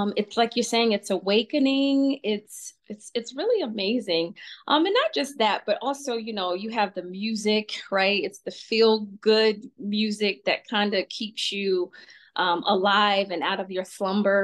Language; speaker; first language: English; native; English